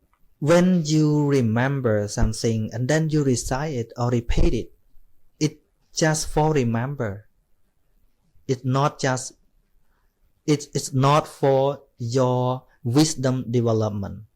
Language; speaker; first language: English; non-native, fluent; Khmer